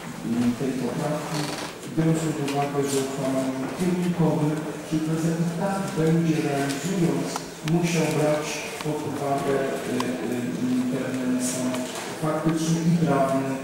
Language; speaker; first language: Polish; native; Polish